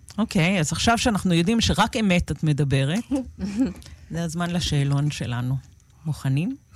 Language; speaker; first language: Hebrew; native; Hebrew